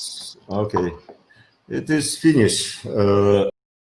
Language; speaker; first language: English; non-native, learner; Russian